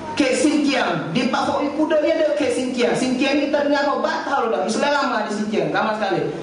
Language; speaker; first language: Malay; native; Malay